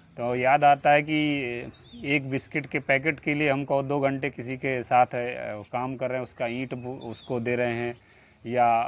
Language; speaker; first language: Hindi; native; Hindi